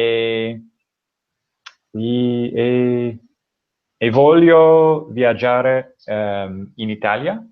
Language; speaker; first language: Italian; non-native, learner; English